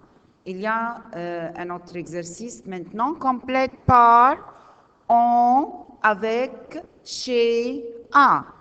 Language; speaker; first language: French; non-native, learner; Arabic